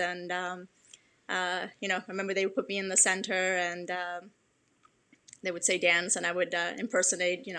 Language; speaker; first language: English; early bilingual, other home language; Persian